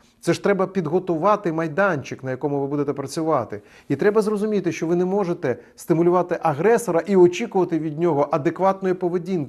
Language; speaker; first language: Ukrainian; native; Ukrainian